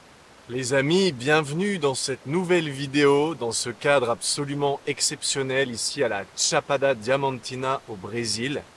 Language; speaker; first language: French; native; French